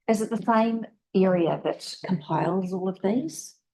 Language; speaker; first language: English; native; English